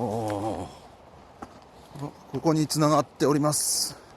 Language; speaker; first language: Japanese; native; Japanese